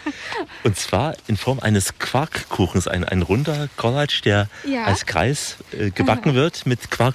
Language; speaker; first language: German; native; German